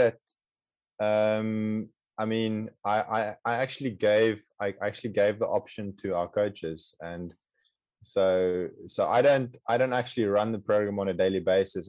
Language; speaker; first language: English; non-native, local second language; Afrikaans